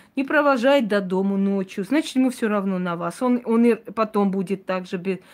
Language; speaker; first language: Russian; non-native, local second language; Armenian